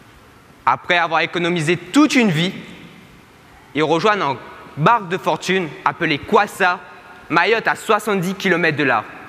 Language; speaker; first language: French; native; French